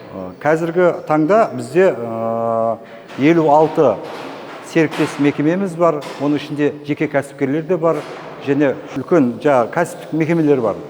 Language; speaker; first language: Kazakh; native; Kazakh